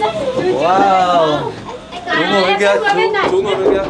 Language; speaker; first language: Chinese; non-native, learner; Vietnamese